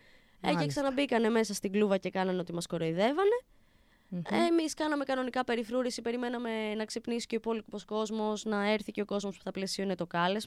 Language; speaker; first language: Greek; native; Greek